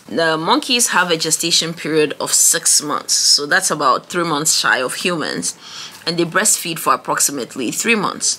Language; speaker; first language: English; non-native, local second language; Ewe